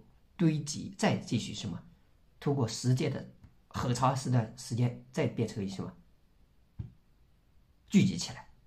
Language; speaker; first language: Chinese; native; Chinese